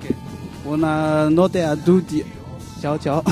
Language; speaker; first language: Italian; non-native, learner; Chinese